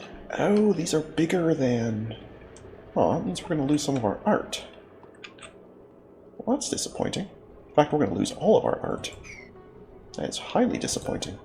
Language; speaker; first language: English; native; English